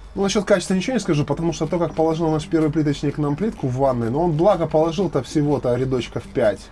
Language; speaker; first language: Russian; native; Russian